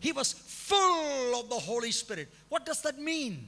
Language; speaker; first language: English; non-native, local second language; Malayalam